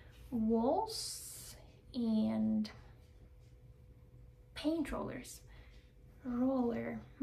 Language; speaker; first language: English; non-native, fluent; Ukrainian